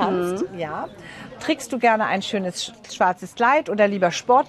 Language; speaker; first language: German; native; German